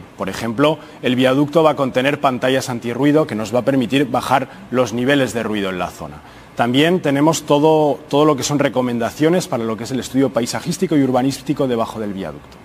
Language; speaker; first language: Spanish; native; Spanish